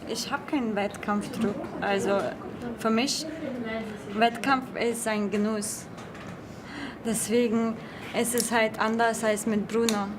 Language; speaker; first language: German; non-native, fluent; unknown